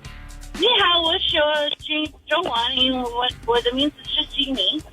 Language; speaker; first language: Chinese; non-native, learner; English